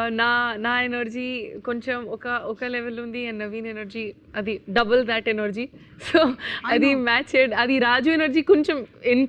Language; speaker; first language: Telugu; non-native, local second language; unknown